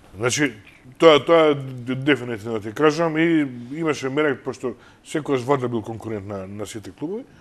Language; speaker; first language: Macedonian; native; Macedonian